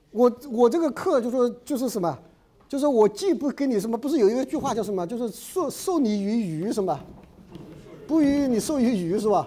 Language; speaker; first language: Chinese; native; Chinese